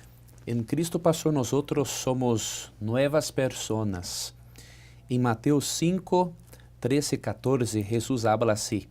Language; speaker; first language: Spanish; non-native, fluent; Portuguese